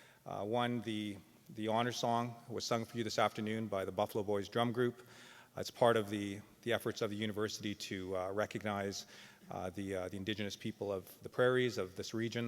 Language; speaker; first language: English; native; English